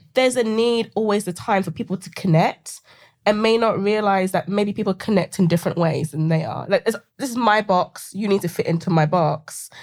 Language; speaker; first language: English; native; English